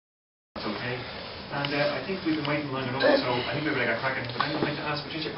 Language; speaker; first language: English; native; English